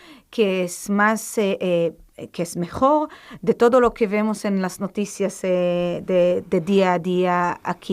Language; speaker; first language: Spanish; non-native, fluent; Hebrew